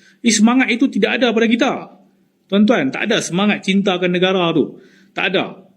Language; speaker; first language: Malay; native; Malay